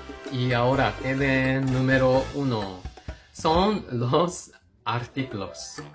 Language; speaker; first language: Spanish; non-native, fluent; Japanese